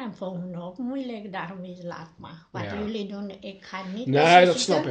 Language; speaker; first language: Dutch; non-native, learner; Nepali